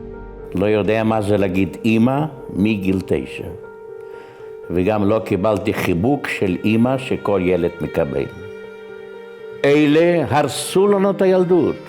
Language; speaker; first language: Hebrew; non-native, fluent; Yiddish